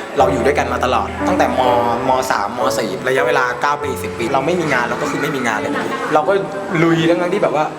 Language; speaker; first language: Thai; native; Thai